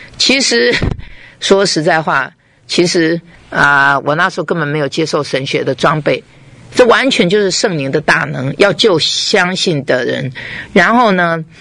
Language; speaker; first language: Chinese; native; Chinese